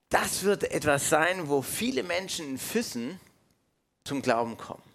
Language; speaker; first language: German; non-native, fluent; English